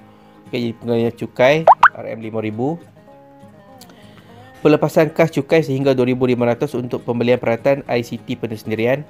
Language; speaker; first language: Malay; native; Malay